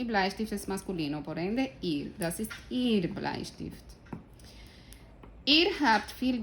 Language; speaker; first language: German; non-native, fluent; Spanish